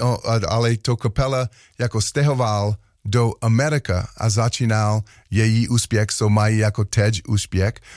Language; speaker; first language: Czech; non-native, learner; English